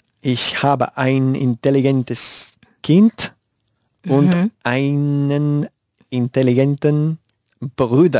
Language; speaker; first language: German; non-native, learner; Spanish